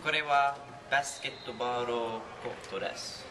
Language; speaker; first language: Japanese; non-native, learner; English